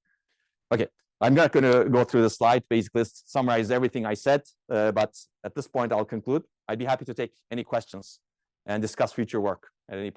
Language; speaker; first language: English; non-native, fluent; Turkish